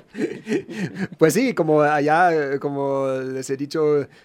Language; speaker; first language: Spanish; non-native, fluent; German